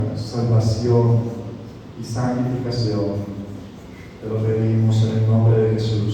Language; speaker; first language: Spanish; native; Spanish